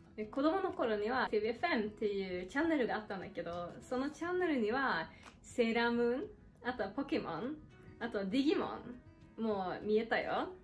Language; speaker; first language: Japanese; non-native, fluent; Swedish